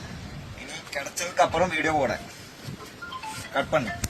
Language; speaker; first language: Tamil; non-native, learner; Malayalam